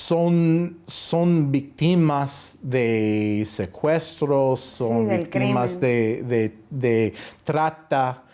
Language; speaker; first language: Spanish; non-native, fluent; English